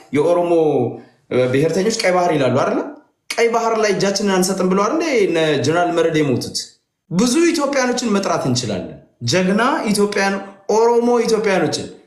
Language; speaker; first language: Amharic; native; Amharic